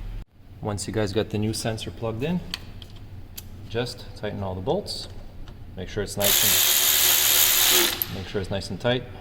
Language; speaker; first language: English; native; English